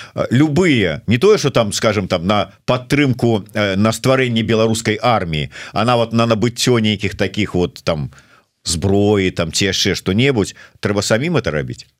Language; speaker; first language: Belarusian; non-native, local second language; Russian